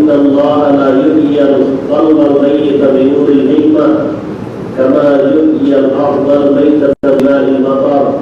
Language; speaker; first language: Arabic; non-native, fluent; Bangla